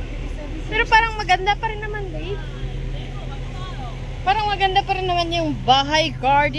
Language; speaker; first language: Filipino; non-native, local second language; Cebuano